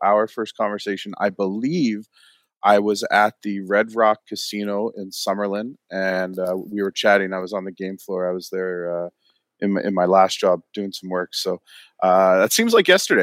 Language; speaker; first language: English; native; English